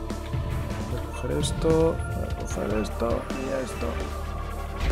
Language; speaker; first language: Spanish; native; Spanish